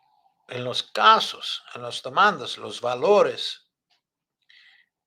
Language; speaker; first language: Spanish; non-native, fluent; Italian